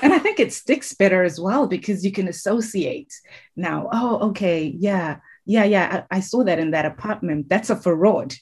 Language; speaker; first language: English; non-native, local second language; Shona